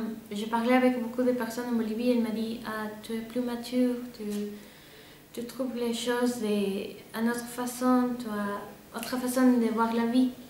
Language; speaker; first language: French; non-native, fluent; Spanish